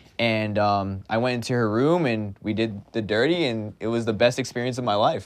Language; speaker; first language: English; native; English